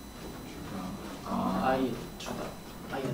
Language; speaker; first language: Korean; non-native, learner; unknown